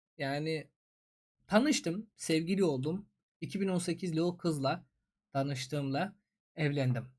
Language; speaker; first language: Turkish; non-native, fluent; Persian